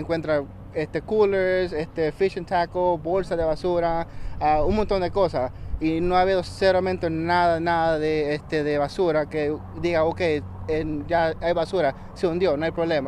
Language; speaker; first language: Spanish; early bilingual, other home language; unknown